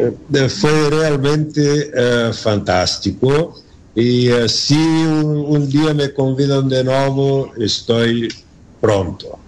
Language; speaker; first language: Spanish; non-native, learner; Bulgarian